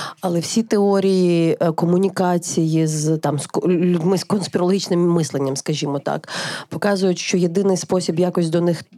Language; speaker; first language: Ukrainian; native; Ukrainian